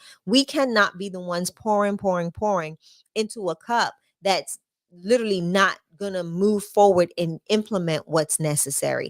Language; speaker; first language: English; native; English